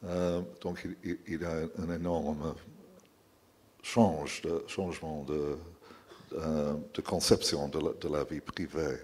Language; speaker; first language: French; non-native, fluent; English